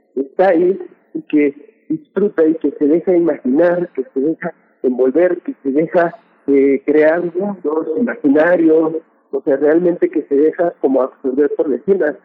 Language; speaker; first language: Spanish; native; Spanish